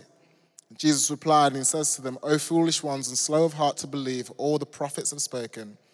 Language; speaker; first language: English; native; English